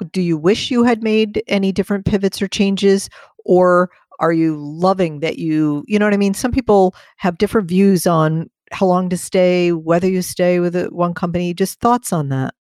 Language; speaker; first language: English; native; English